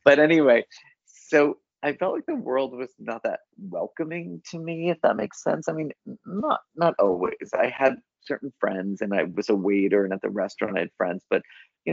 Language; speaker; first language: English; native; English